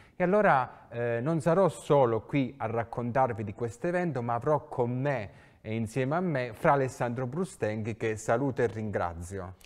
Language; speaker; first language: Italian; native; Italian